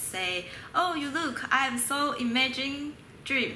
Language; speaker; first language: English; non-native, learner; Chinese